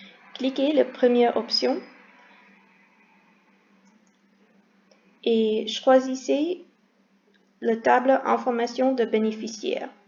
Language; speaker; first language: French; non-native, learner; English